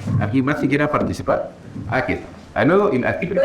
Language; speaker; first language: Spanish; native; Spanish